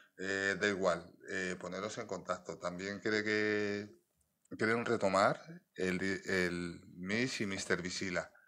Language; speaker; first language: Spanish; native; Spanish